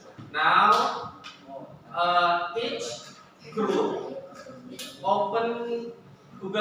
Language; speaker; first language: English; non-native, fluent; Indonesian